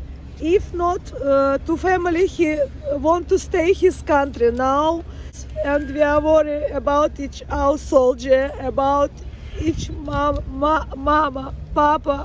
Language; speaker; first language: English; non-native, learner; Ukrainian